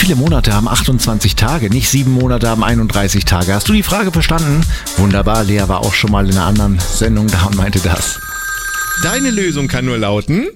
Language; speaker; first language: German; native; German